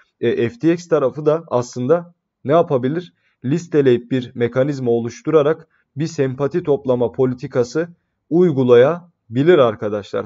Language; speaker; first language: Turkish; native; Turkish